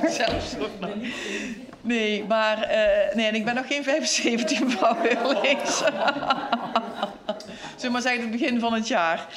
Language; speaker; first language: Dutch; native; Dutch